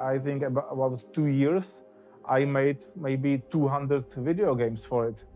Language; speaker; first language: English; non-native, fluent; Czech